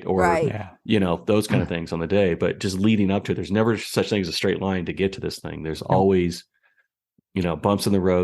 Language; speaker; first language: English; native; English